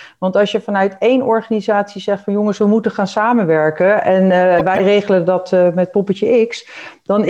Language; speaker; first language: Dutch; native; Dutch